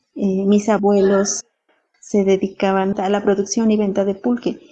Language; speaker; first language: Spanish; native; Spanish